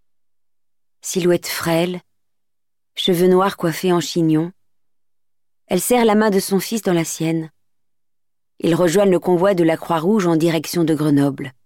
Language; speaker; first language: French; native; French